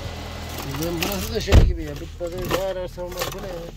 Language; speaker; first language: Turkish; native; Turkish